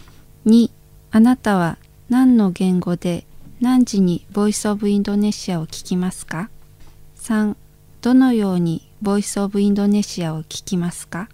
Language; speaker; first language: Japanese; non-native, fluent; Indonesian